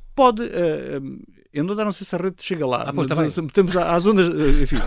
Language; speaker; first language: Portuguese; native; Portuguese